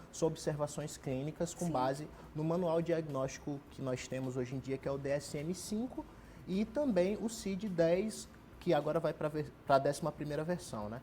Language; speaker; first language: Portuguese; native; Portuguese